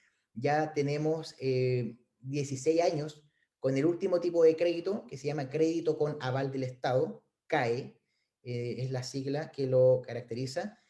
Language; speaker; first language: Spanish; native; Spanish